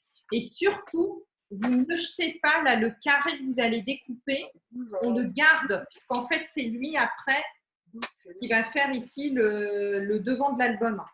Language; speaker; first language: French; native; French